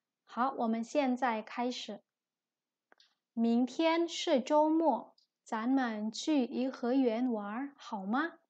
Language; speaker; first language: Chinese; non-native, fluent; Indonesian